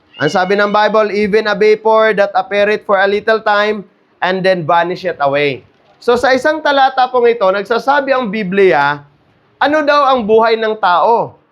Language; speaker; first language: Filipino; non-native, local second language; Cebuano